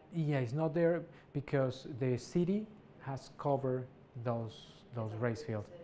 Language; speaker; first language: English; non-native, fluent; Spanish